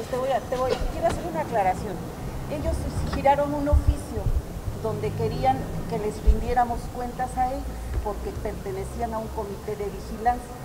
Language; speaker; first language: Spanish; native; Spanish